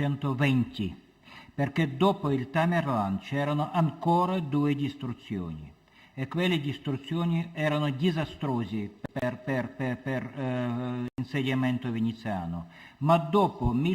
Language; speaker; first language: Italian; non-native, fluent; Russian